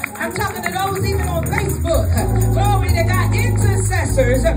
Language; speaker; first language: English; native; English